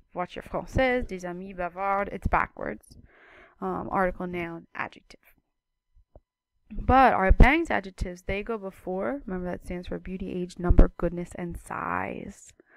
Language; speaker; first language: English; native; English